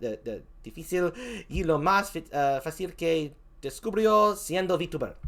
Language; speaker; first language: Spanish; non-native, learner; English